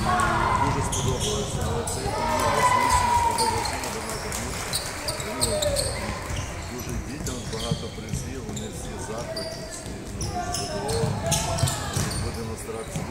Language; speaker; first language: Polish; non-native, learner; Ukrainian